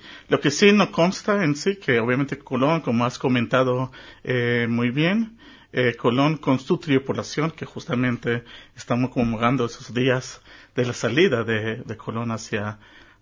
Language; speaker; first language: Spanish; early bilingual, heritage; Spanish